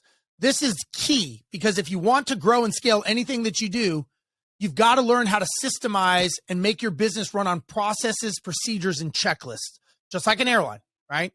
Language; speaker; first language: English; native; English